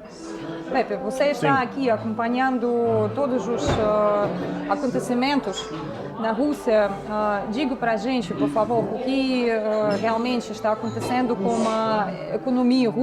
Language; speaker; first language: Portuguese; non-native, fluent; Russian